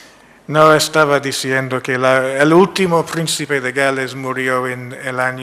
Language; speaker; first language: Spanish; non-native, fluent; English